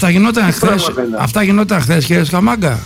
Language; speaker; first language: Greek; native; Greek